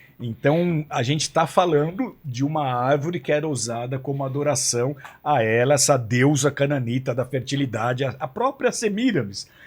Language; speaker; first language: Portuguese; native; Portuguese